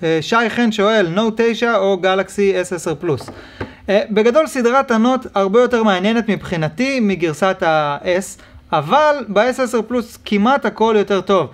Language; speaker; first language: Hebrew; native; Hebrew